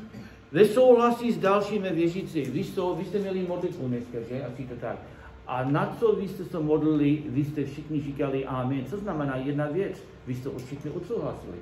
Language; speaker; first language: Czech; non-native, learner; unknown